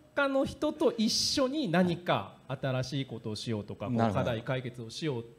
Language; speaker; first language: Japanese; native; Japanese